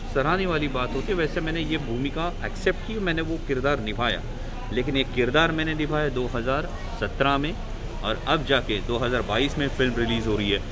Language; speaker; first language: Hindi; non-native, local second language; Marathi